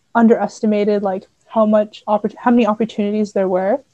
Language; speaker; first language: English; native; English